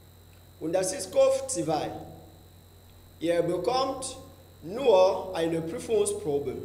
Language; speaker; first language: German; non-native, fluent; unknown